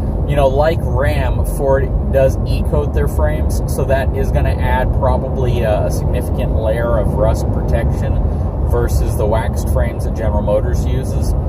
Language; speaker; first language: English; native; English